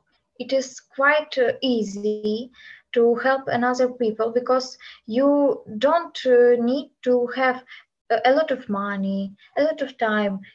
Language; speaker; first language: English; non-native, learner; Ukrainian